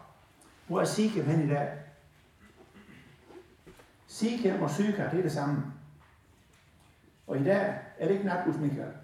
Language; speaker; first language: Danish; native; Danish